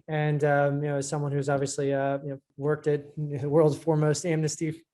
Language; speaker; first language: English; native; English